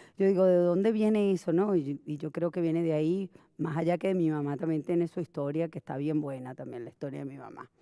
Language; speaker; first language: Spanish; native; Spanish